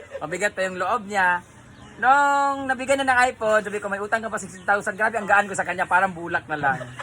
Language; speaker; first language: Filipino; non-native, local second language; Cebuano